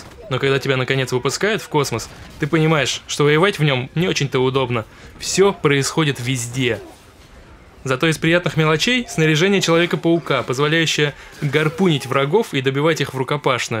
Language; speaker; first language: Russian; native; Russian